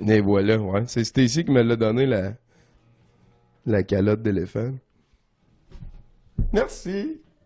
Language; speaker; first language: French; native; French